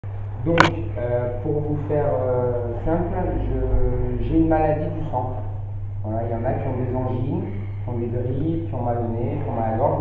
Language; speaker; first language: French; native; French